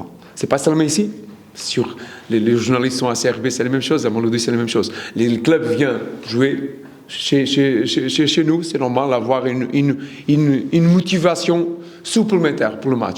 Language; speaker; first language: French; non-native, learner; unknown